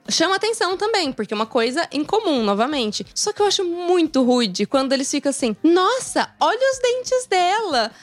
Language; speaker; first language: Portuguese; native; Portuguese